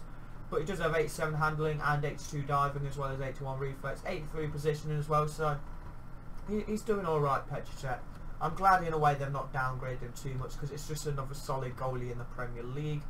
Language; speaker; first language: English; native; English